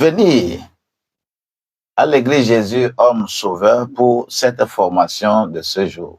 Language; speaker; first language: French; non-native, local second language; Ewe